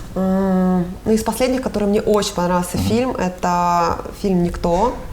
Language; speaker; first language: Russian; native; Russian